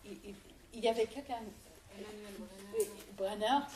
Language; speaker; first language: French; non-native, fluent; English